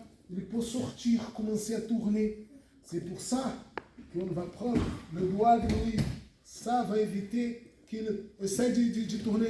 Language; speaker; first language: French; non-native, fluent; Portuguese